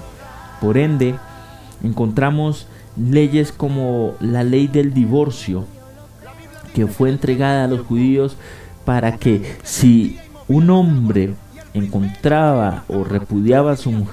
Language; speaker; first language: Spanish; native; Spanish